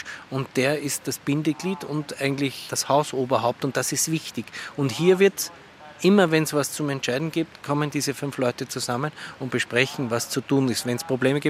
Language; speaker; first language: German; native; German